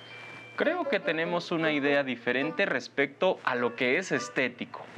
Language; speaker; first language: Spanish; native; Spanish